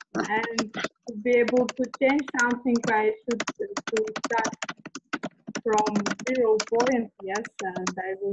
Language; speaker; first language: English; non-native, learner; Russian